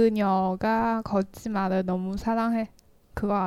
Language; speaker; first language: Korean; non-native, learner; Chinese